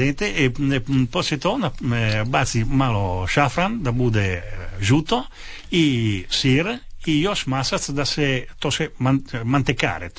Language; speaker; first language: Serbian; non-native, local second language; Italian